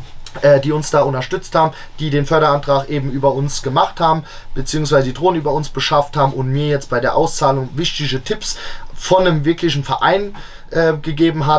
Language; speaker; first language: German; native; German